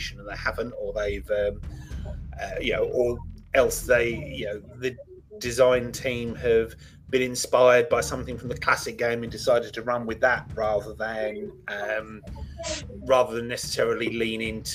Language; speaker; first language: English; native; English